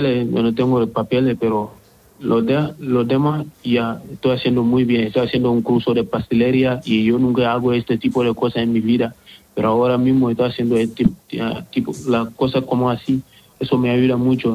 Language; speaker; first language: Spanish; non-native, fluent; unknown